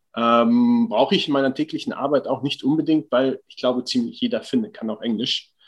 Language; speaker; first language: German; native; German